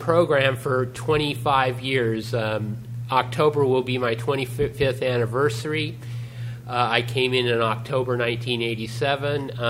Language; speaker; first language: English; native; English